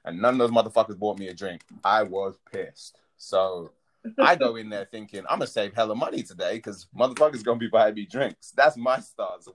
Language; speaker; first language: English; native; English